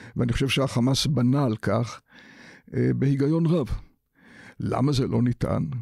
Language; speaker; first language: Hebrew; native; Hebrew